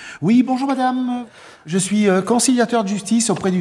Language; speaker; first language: French; native; French